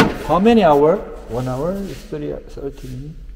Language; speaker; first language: English; non-native, learner; Korean